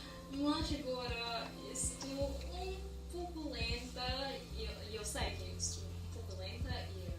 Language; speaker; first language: Portuguese; non-native, learner; English